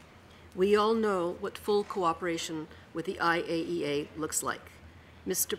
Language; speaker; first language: English; native; English